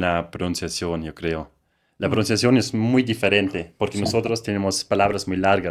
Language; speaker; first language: Spanish; non-native, fluent; German